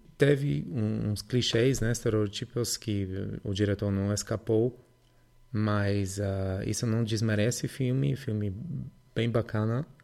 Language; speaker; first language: Portuguese; non-native, fluent; Polish